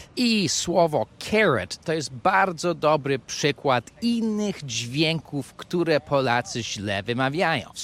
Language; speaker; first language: Polish; non-native, fluent; English